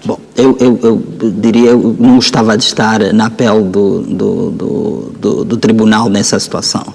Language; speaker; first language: Portuguese; native; Portuguese